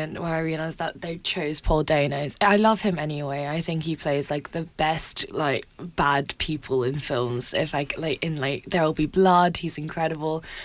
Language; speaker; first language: English; native; English